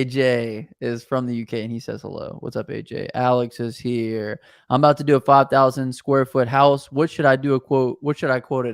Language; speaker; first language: English; native; English